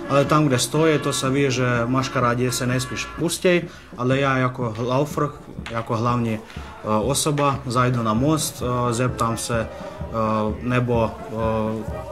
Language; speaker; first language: Czech; early bilingual, heritage; Czech